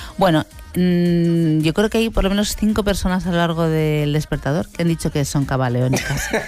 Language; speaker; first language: Spanish; native; Spanish